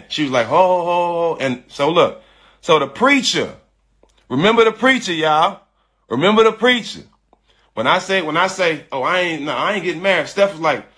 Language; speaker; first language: English; native; English